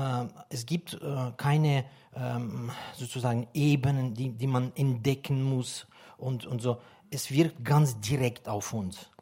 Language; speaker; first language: German; non-native, fluent; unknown